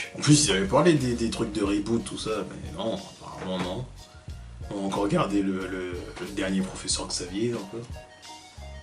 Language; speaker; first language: French; native; French